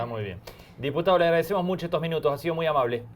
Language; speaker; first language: Spanish; native; Spanish